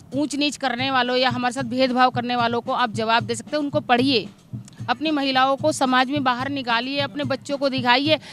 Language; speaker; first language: Hindi; native; Hindi